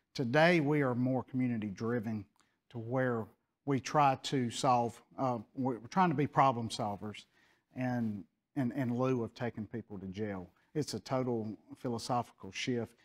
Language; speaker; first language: English; native; English